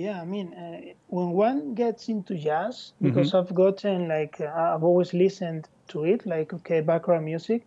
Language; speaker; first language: English; non-native, fluent; Spanish